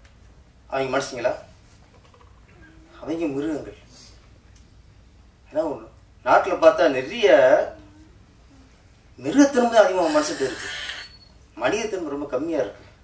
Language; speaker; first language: Tamil; native; Tamil